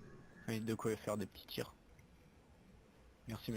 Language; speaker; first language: French; native; French